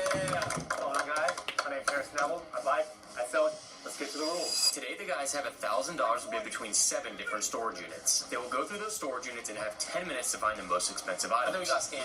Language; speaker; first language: English; native; English